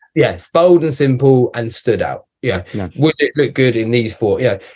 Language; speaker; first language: English; native; English